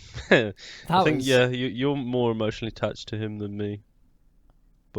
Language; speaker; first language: English; native; English